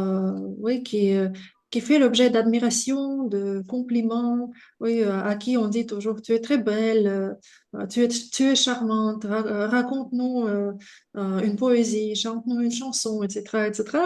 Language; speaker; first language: French; non-native, fluent; Russian